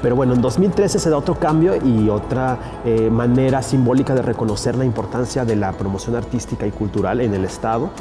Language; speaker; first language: Spanish; native; Spanish